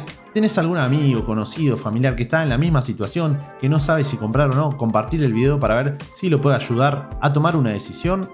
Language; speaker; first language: Spanish; native; Spanish